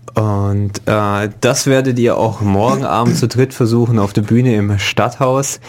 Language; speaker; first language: German; native; German